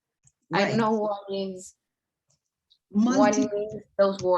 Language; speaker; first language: English; non-native, learner; Spanish